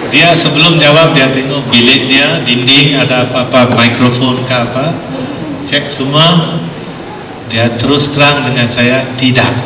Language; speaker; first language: Malay; non-native, local second language; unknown